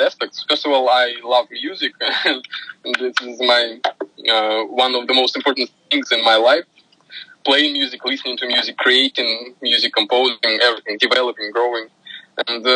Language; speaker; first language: English; non-native, fluent; Russian